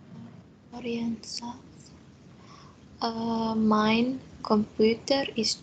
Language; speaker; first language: German; non-native, learner; Indonesian